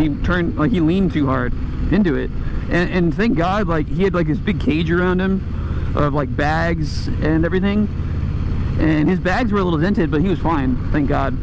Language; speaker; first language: English; native; English